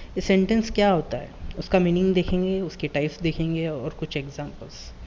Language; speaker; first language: Hindi; non-native, local second language; Marathi